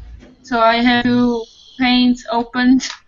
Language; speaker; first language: English; non-native, learner; Spanish